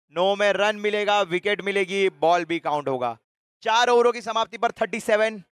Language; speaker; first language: Hindi; non-native, local second language; Gujarati